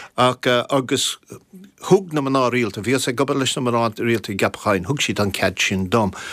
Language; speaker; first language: Irish; native; Irish